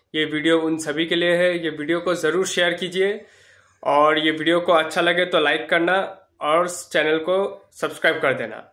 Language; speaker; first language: Hindi; non-native, local second language; Bangla